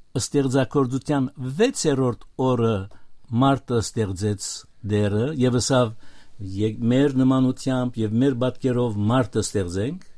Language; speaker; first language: Armenian; native; Armenian